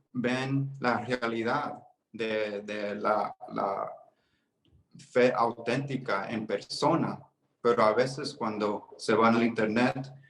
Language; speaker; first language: Spanish; early bilingual, heritage; Spanish